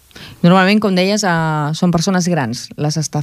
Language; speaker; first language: Catalan; native; Catalan